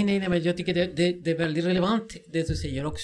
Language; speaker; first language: Swedish; non-native, fluent; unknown